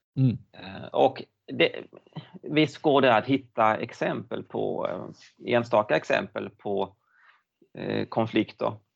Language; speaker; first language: Swedish; native; Swedish